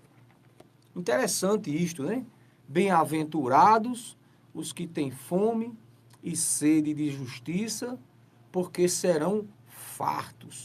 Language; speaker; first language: Portuguese; native; Portuguese